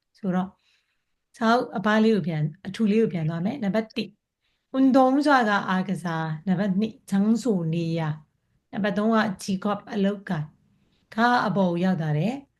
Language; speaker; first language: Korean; non-native, learner; Burmese